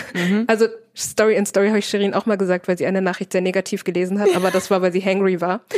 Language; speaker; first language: German; native; German